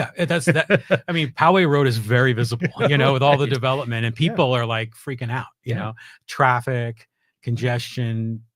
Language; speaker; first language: English; native; English